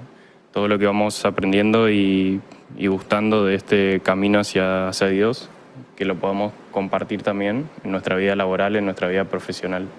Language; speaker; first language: Spanish; native; Spanish